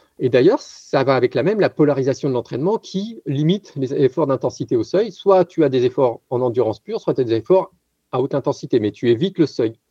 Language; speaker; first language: French; native; French